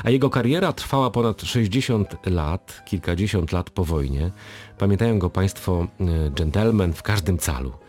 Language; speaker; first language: Polish; native; Polish